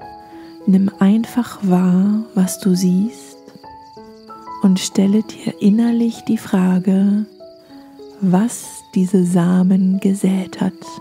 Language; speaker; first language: German; native; German